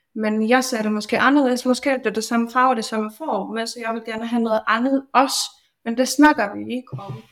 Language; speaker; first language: Danish; non-native, fluent; Polish